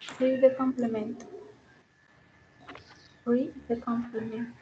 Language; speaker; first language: English; non-native, learner; Spanish